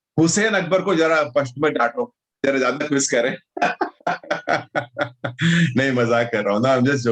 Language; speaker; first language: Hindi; native; Hindi